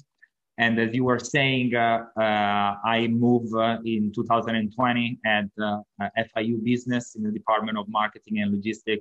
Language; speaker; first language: English; non-native, fluent; Italian